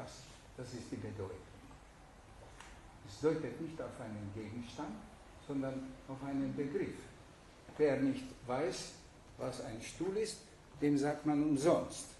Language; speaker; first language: German; non-native, fluent; Hungarian